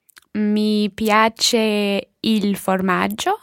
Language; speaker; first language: Italian; non-native, learner; English